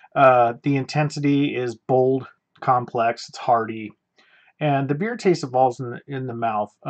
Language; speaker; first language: English; native; English